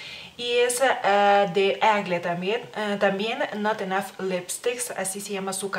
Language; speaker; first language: Spanish; non-native, fluent; Lithuanian